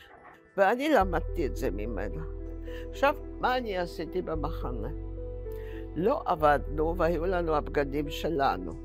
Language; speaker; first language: Hebrew; non-native, fluent; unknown